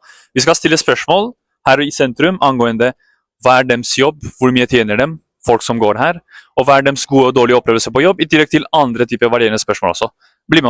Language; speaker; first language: Norwegian; native; Norwegian